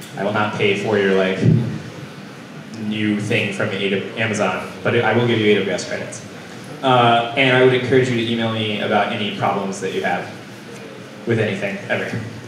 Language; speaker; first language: English; native; English